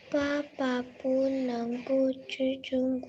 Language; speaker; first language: Chinese; non-native, learner; Indonesian